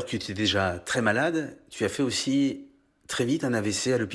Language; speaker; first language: French; native; French